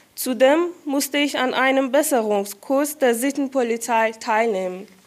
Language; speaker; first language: German; non-native, fluent; Persian